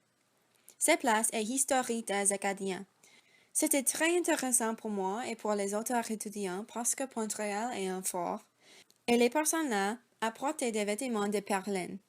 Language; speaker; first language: French; non-native, learner; English